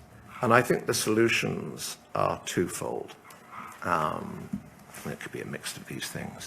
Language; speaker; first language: English; native; English